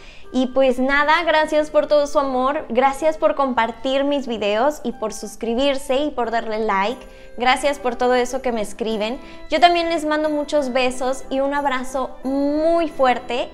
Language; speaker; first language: Spanish; native; Spanish